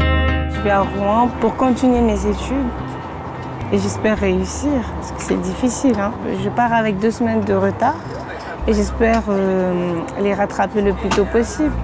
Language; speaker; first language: French; non-native, local second language; Comorian